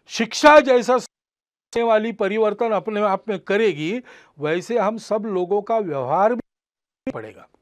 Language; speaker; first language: Hindi; non-native, local second language; Marathi